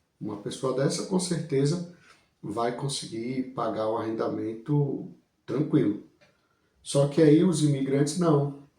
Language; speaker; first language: Portuguese; native; Portuguese